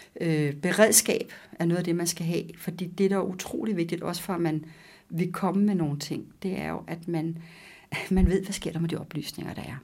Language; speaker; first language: Danish; native; Danish